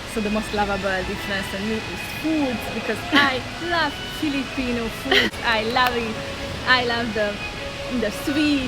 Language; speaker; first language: English; non-native, learner; Hungarian